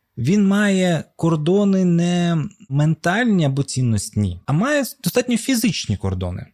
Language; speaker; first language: Ukrainian; non-native, local second language; Russian